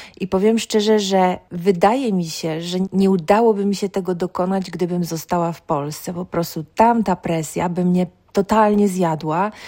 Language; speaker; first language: Polish; native; Polish